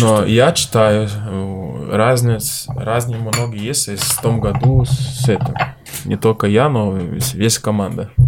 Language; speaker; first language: Russian; non-native, learner; Portuguese